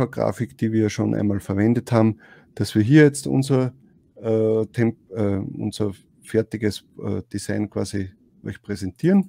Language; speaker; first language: German; native; German